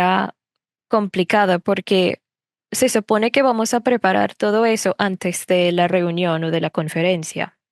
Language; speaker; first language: Spanish; non-native, fluent; English